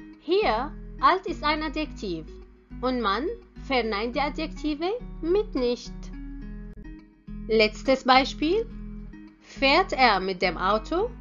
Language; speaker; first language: German; non-native, fluent; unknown